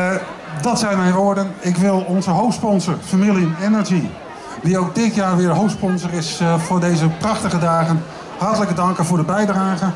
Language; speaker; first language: Dutch; native; Dutch